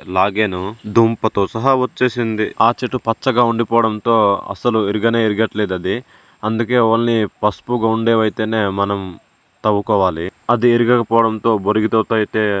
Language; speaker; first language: Telugu; non-native, local second language; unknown